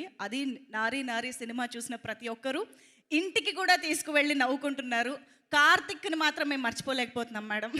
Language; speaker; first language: Telugu; native; Telugu